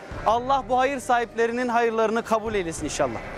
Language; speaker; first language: Turkish; native; Turkish